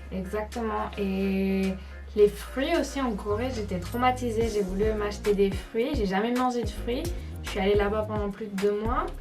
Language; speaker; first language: French; native; French